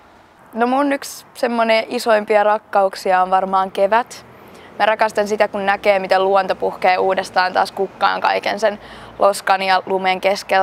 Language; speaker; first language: Finnish; native; Finnish